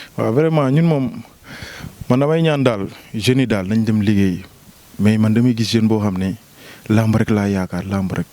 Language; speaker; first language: Wolof; non-native, local second language; Jola-Fonyi